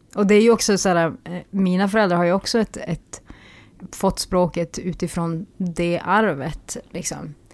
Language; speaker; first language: Swedish; native; Swedish